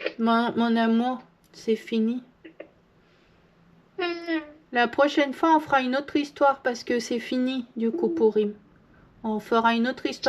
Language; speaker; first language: French; native; French